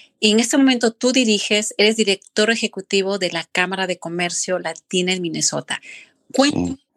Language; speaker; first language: Spanish; native; Spanish